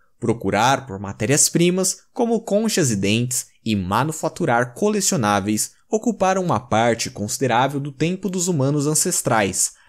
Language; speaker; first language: Portuguese; native; Portuguese